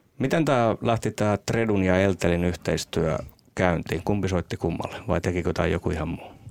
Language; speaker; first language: Finnish; native; Finnish